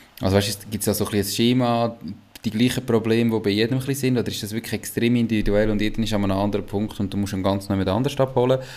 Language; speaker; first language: German; native; German